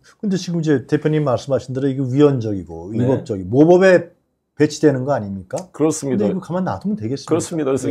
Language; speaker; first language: Korean; native; Korean